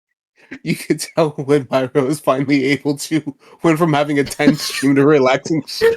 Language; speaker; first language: English; native; English